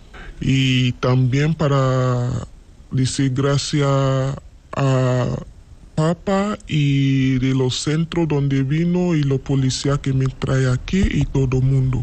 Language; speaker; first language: Spanish; non-native, learner; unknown